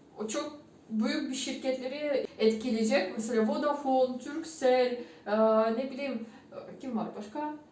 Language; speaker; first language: Turkish; non-native, fluent; Ukrainian